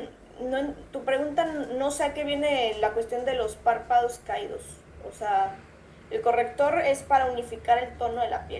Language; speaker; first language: Spanish; native; Spanish